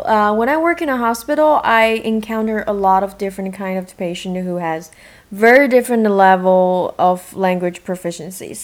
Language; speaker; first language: English; non-native, fluent; Chinese